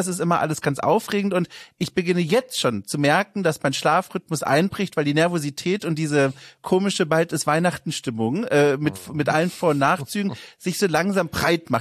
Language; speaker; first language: German; native; German